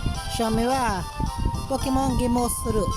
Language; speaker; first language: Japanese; non-native, learner; English